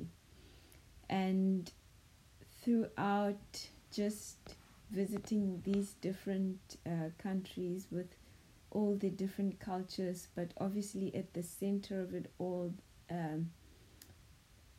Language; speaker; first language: English; non-native, local second language; Northern Sotho